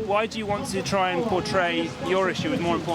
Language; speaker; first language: English; native; English